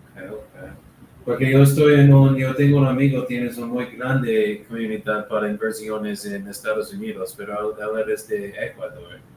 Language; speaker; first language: Spanish; non-native, learner; English